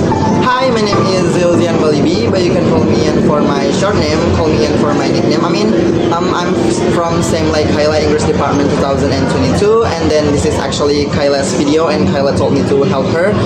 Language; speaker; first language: English; non-native, learner; Indonesian